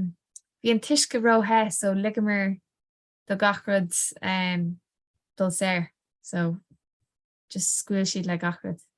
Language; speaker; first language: Irish; non-native, local second language; English